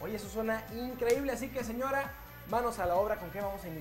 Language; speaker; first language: Spanish; native; Spanish